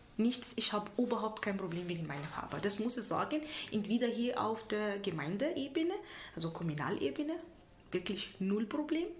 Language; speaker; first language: German; non-native, fluent; Arabic